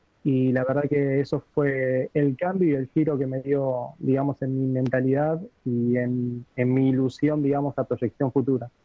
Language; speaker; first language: Spanish; native; Spanish